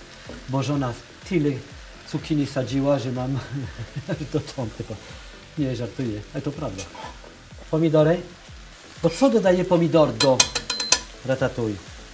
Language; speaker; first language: Polish; non-native, learner; French